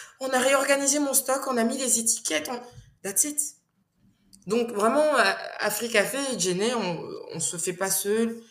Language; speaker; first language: French; non-native, local second language; Bambara